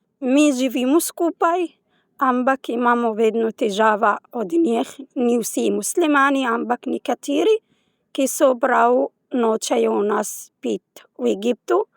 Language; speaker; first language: Slovenian; non-native, learner; Arabic